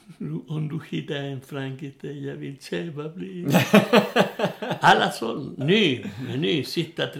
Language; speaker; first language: Swedish; non-native, learner; Spanish